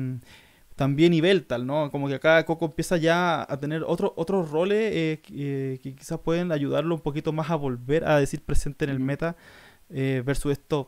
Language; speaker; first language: Spanish; native; Spanish